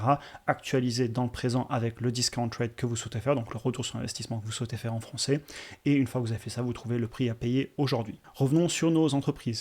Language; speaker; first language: French; native; French